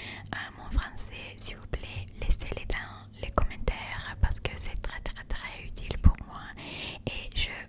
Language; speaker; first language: French; non-native, learner; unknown